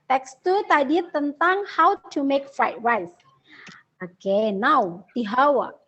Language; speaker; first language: English; non-native, learner; Indonesian